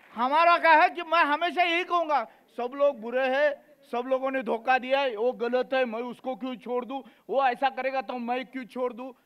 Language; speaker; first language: Hindi; native; Hindi